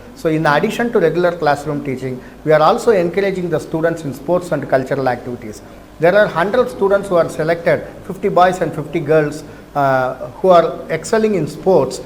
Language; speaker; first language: English; non-native, local second language; Telugu